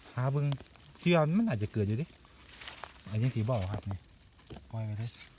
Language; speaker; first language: Thai; native; Thai